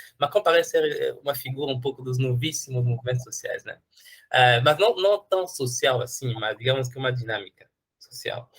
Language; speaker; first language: Portuguese; non-native, fluent; French